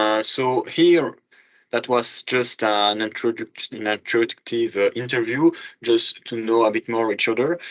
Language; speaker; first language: English; non-native, fluent; French